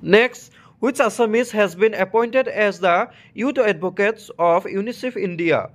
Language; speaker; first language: English; non-native, local second language; Assamese